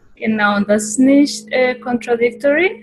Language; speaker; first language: German; non-native, fluent; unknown